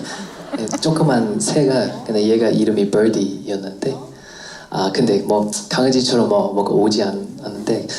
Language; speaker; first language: Korean; non-native, fluent; English